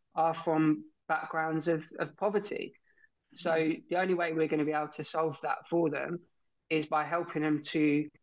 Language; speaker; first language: English; native; English